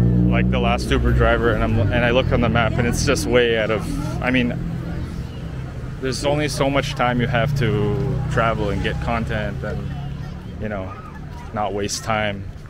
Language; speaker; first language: English; native; English